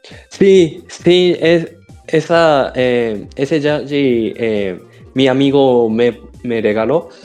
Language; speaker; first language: Spanish; non-native, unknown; Japanese